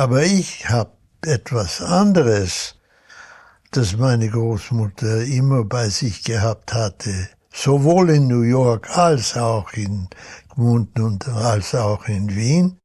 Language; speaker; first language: German; early bilingual, heritage; German